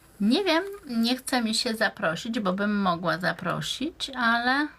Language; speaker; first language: Polish; native; Polish